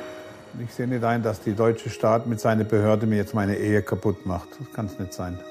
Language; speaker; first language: German; native; German